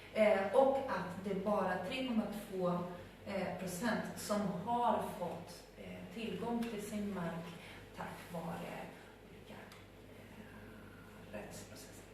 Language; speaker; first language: Swedish; non-native, fluent; Spanish